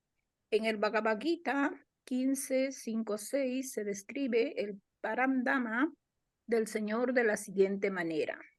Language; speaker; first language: Spanish; native; Spanish